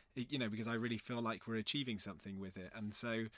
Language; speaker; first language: English; native; English